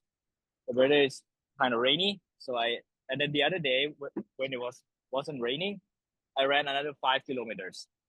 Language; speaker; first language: English; non-native, learner; Thai